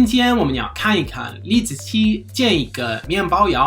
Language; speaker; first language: Chinese; non-native, fluent; English